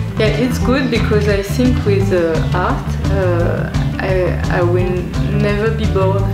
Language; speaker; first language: English; non-native, learner; French